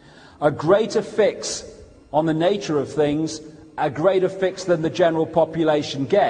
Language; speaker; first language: English; native; English